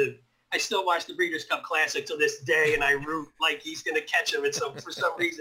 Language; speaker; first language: English; native; English